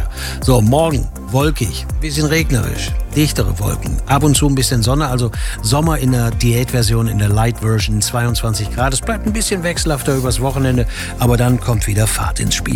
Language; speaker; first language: German; native; German